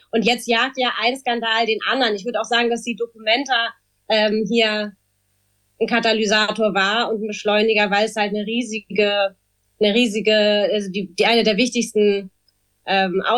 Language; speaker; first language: German; native; German